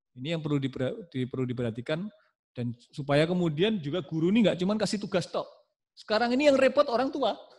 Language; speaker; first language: Indonesian; non-native, local second language; Javanese